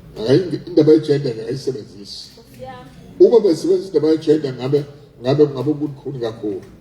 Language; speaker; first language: Zulu; native; Zulu